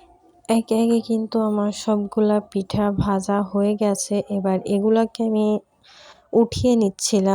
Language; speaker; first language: Bangla; native; Bangla